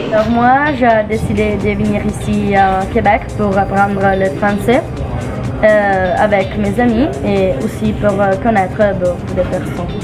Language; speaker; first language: French; non-native, learner; English